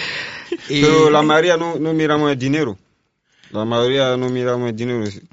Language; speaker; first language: Spanish; non-native, learner; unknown